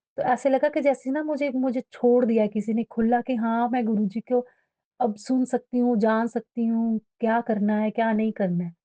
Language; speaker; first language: Hindi; native; Hindi